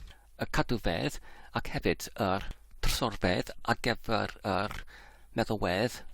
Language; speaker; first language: Welsh; non-native, learner; English